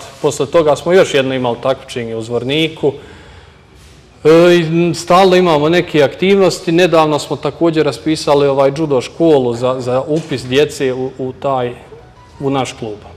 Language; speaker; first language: Serbian; native; Serbian